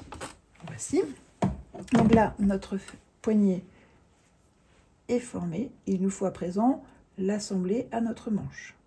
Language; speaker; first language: French; native; French